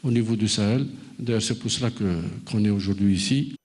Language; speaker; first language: French; non-native, local second language; Arabic